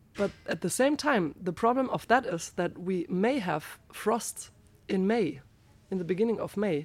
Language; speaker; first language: English; non-native, fluent; German